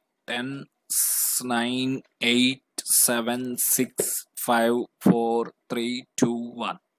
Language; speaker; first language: English; non-native, local second language; Telugu